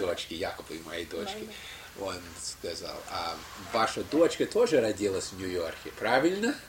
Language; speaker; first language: Russian; non-native, fluent; English